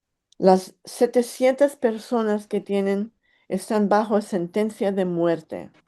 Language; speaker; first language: Spanish; early bilingual, heritage; English